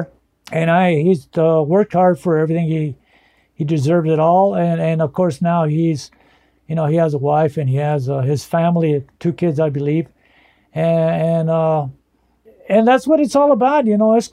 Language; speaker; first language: English; early bilingual, other home language; Spanish